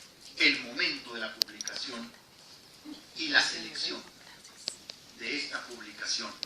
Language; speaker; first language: Spanish; native; Spanish